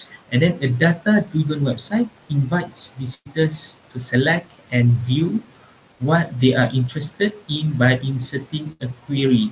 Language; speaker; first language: English; non-native, local second language; Malay